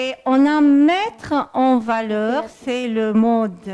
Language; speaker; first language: French; non-native, fluent; Arabic